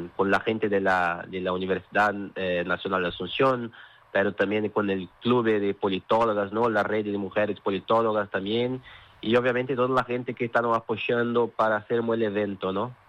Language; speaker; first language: Spanish; non-native, fluent; Portuguese